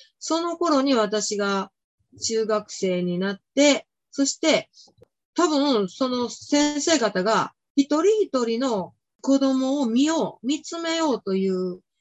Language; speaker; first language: Japanese; native; Japanese